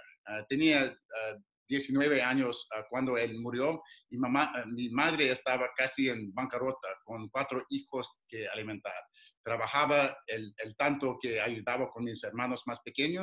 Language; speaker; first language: Spanish; non-native, fluent; English